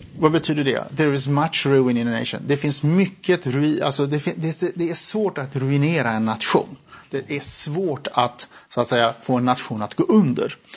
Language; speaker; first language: Swedish; early bilingual, other home language; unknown